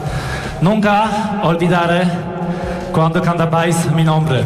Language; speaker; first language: Spanish; non-native, fluent; Polish